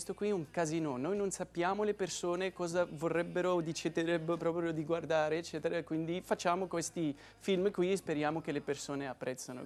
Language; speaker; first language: Italian; non-native, fluent; Arabic